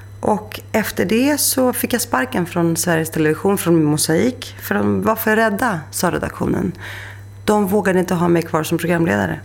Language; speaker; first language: Swedish; early bilingual, other home language; Greek